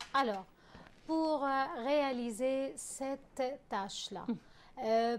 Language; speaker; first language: French; non-native, fluent; Arabic